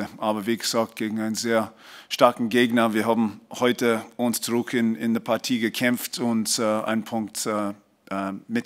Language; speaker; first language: German; non-native, fluent; English